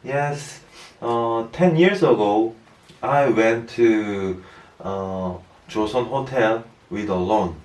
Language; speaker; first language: English; non-native, learner; Korean